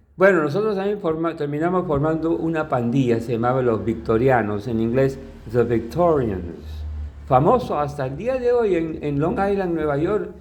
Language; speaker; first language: Spanish; early bilingual, other home language; English